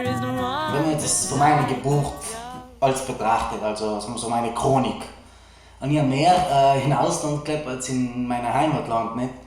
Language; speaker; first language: German; non-native, fluent; Macedonian